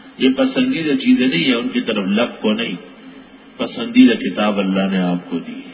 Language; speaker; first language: Urdu; non-native, local second language; Pashto